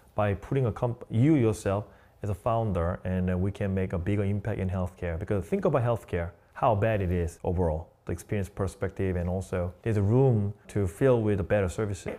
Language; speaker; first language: English; non-native, fluent; Korean